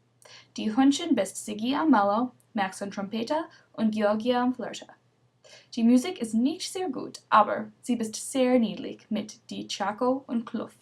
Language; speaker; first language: German; non-native, learner; English